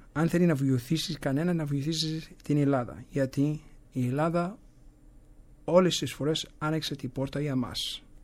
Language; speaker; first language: Greek; early bilingual, heritage; English